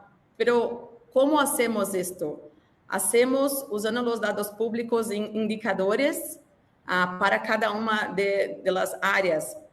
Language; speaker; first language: Spanish; non-native, learner; Portuguese